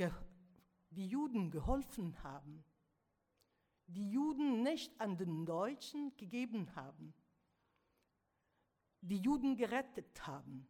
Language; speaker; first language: German; non-native, fluent; Italian